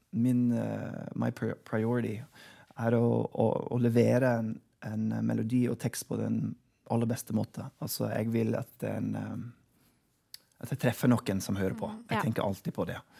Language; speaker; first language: Norwegian; non-native, fluent; English